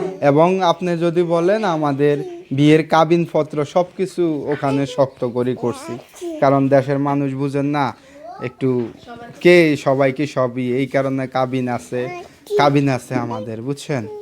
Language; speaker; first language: Bangla; native; Bangla